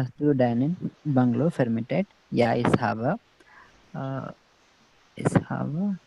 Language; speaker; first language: German; non-native, learner; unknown